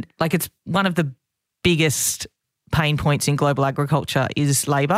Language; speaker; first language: English; native; English